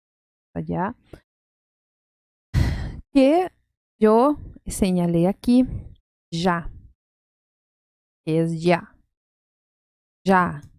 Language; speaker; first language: Spanish; non-native, fluent; Portuguese